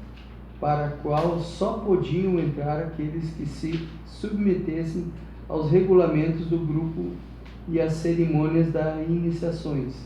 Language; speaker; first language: Portuguese; native; Portuguese